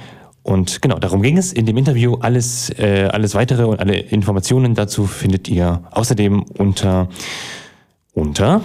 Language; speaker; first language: German; native; German